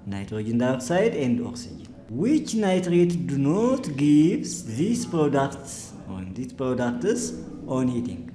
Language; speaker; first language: English; non-native, fluent; Amharic